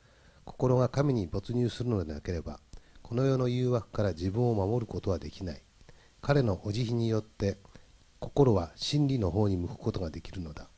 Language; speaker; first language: Japanese; native; Japanese